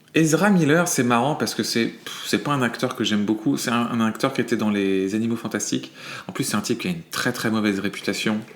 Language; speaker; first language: French; native; French